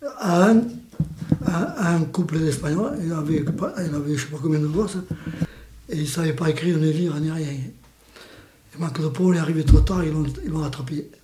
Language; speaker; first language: French; early bilingual, other home language; Spanish